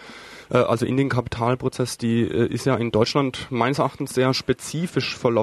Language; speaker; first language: German; native; German